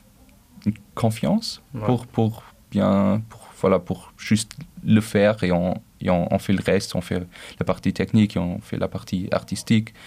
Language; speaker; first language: French; non-native, local second language; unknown